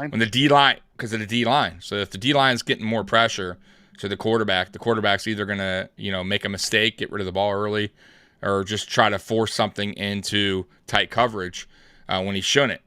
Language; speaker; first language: English; native; English